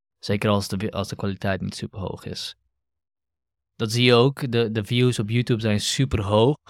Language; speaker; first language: Dutch; early bilingual, other home language; Kurdish